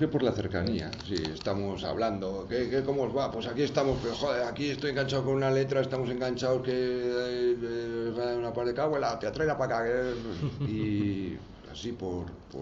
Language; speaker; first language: Spanish; native; Spanish